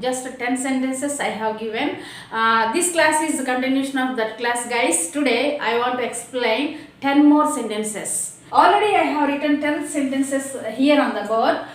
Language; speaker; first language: English; non-native, local second language; Telugu